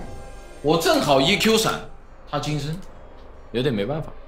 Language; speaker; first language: Chinese; native; Chinese